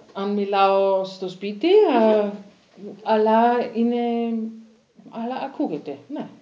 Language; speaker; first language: Greek; non-native, learner; German